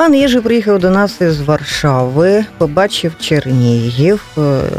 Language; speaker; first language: Ukrainian; native; Ukrainian